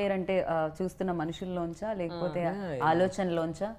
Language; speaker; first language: Telugu; native; Telugu